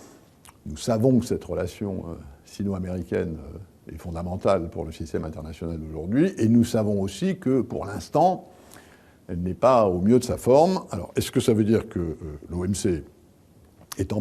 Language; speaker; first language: French; native; French